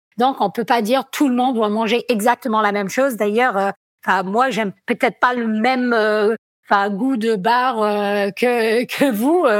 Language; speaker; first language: French; non-native, fluent; English